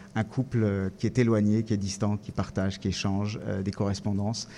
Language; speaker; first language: French; native; French